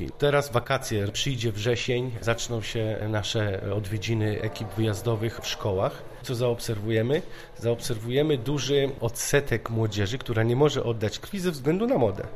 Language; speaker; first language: Polish; native; Polish